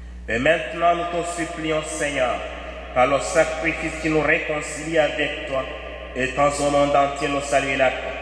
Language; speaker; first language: French; native; French